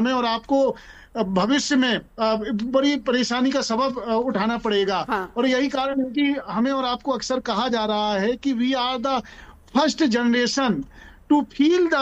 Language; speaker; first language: Hindi; native; Hindi